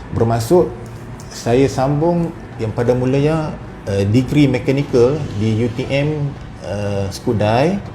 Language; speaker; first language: Malay; native; Malay